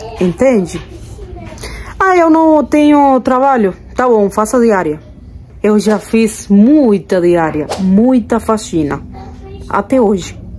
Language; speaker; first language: Portuguese; non-native, fluent; Spanish